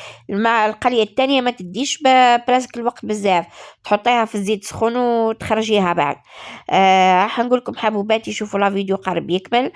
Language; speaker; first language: Arabic; native; Arabic